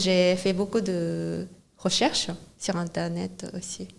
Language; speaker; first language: French; non-native, fluent; Japanese